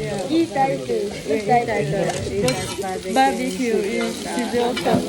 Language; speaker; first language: Japanese; non-native, learner; Mizo